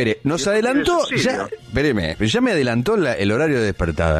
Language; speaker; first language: Spanish; native; Spanish